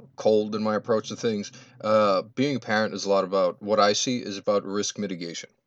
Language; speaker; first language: English; early bilingual, other home language; Albanian